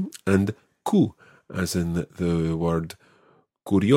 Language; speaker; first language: English; native; English